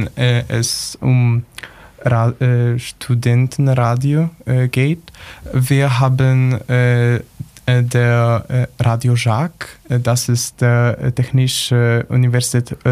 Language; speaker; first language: German; non-native, learner; Polish